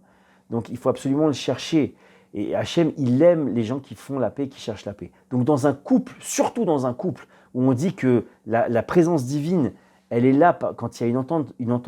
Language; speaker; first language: French; native; French